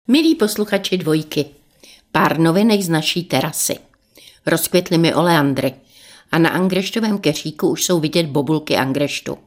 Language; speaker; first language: Czech; native; Czech